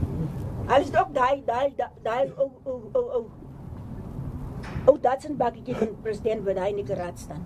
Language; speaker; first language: Dutch; non-native, local second language; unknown